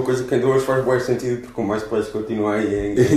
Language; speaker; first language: Portuguese; native; Portuguese